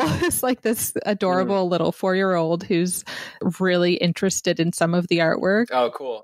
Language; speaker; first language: English; native; English